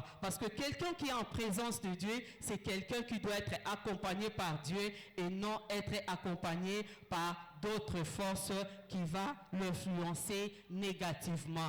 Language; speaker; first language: French; non-native, local second language; Lingala